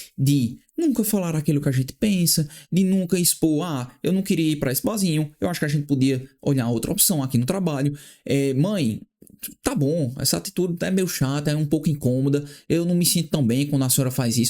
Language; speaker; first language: Portuguese; native; Portuguese